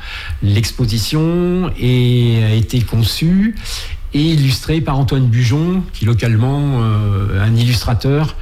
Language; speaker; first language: French; native; French